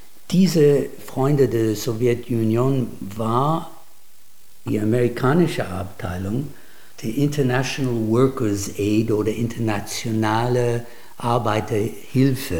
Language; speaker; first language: German; non-native, fluent; English